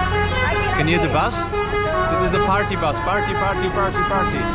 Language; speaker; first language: English; non-native, fluent; German